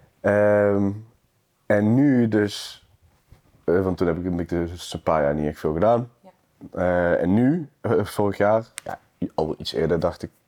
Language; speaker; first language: Dutch; native; Dutch